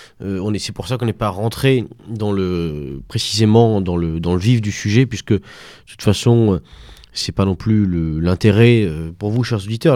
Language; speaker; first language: French; native; French